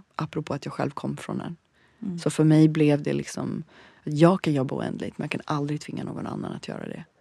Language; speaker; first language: Swedish; early bilingual, other home language; Bosnian